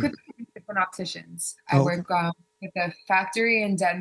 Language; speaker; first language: English; native; English